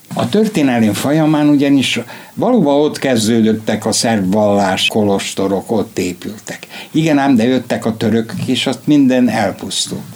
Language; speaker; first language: Hungarian; native; Hungarian